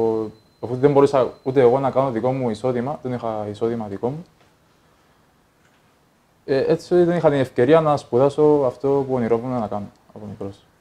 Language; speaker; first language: Greek; early bilingual, other home language; Persian